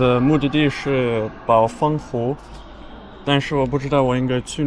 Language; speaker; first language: Chinese; non-native, learner; German